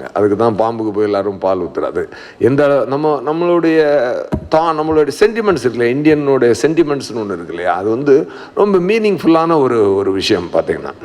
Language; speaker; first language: Tamil; native; Tamil